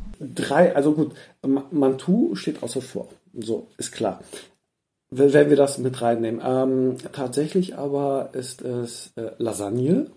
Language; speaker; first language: German; early bilingual, other home language; Persian